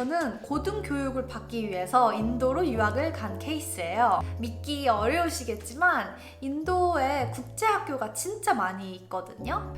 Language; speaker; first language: Korean; native; Korean